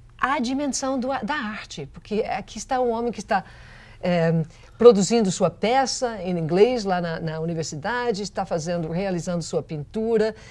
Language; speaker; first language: Portuguese; non-native, fluent; English